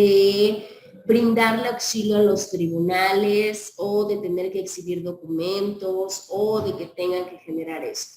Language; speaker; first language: Spanish; native; Spanish